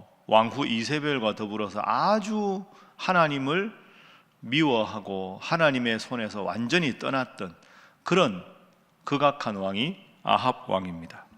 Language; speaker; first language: Korean; native; Korean